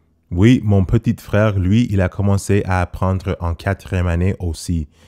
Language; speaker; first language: French; non-native, fluent; English